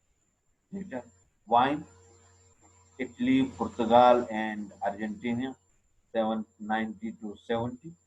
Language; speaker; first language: English; non-native, local second language; Urdu